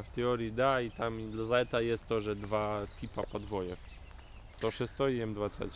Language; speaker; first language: Russian; non-native, fluent; Polish